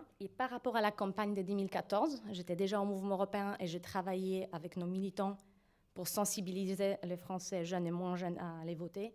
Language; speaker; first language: French; non-native, fluent; Polish